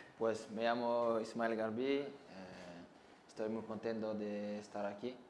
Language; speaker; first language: Spanish; non-native, learner; French